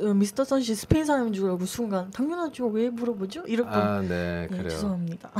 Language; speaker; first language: Korean; non-native, fluent; Spanish